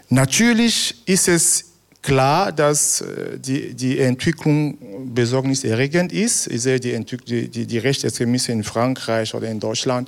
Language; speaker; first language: German; non-native, fluent; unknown